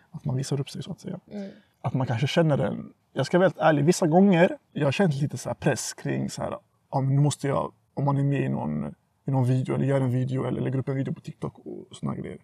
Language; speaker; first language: Swedish; early bilingual, other home language; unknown